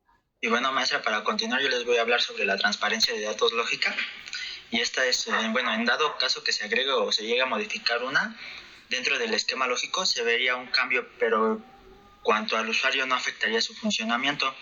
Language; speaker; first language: Spanish; native; Spanish